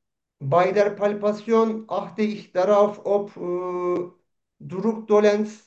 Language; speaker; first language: German; non-native, fluent; Turkish